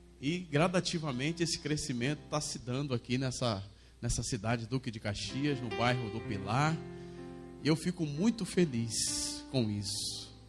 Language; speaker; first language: Portuguese; native; Portuguese